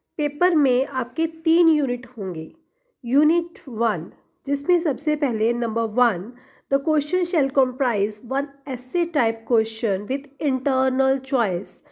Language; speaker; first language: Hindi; non-native, local second language; Punjabi